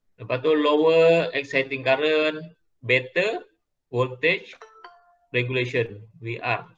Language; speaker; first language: English; non-native, local second language; Malay